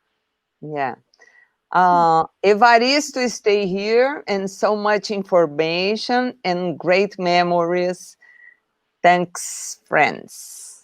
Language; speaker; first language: English; non-native, learner; Portuguese